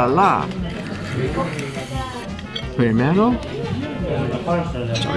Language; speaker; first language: Spanish; non-native, learner; English